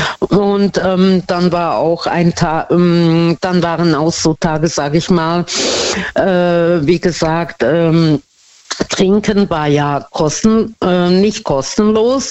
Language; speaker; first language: German; non-native, fluent; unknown